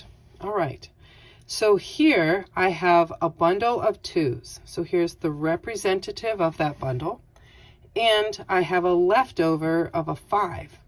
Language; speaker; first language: English; native; English